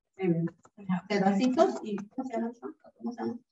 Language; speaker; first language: English; early bilingual, heritage; Spanish